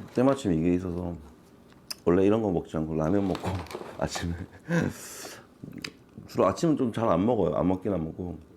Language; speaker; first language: Korean; native; Korean